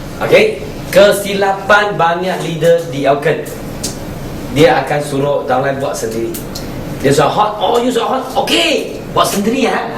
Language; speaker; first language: Malay; non-native, local second language; Chinese